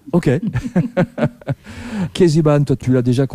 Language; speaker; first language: French; native; French